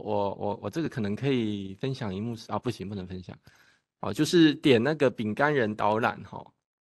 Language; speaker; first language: Chinese; native; Chinese